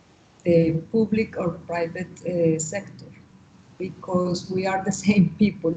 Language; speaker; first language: English; non-native, learner; Spanish